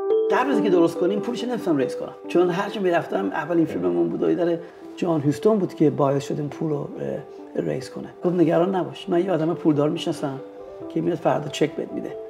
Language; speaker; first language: Persian; native; Persian